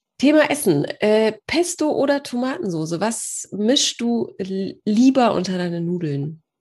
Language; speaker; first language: German; early bilingual, other home language; Polish